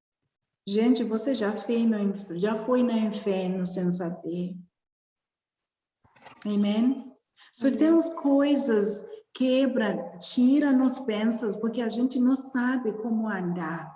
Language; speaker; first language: Portuguese; non-native, learner; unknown